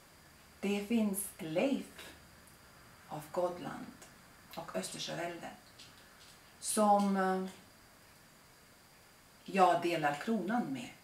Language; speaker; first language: Swedish; non-native, fluent; Latvian